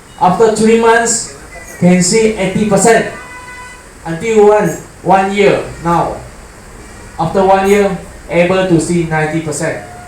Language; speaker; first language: English; non-native, learner; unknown